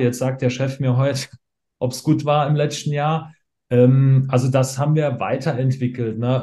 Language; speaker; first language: German; native; German